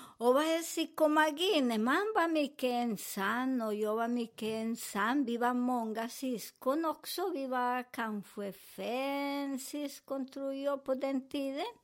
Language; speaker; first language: Swedish; non-native, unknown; Spanish